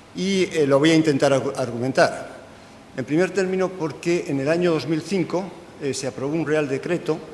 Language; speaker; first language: Spanish; native; Spanish